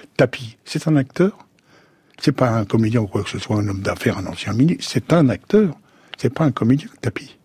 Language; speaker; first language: French; native; French